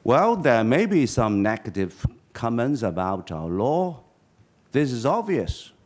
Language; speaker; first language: English; non-native, local second language; Chinese